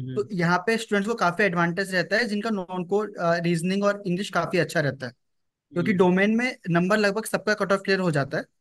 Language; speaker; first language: Hindi; native; Hindi